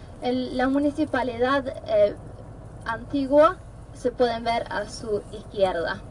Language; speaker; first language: Spanish; non-native, fluent; Norwegian